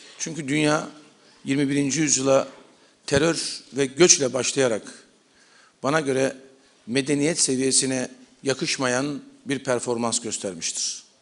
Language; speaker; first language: Turkish; native; Turkish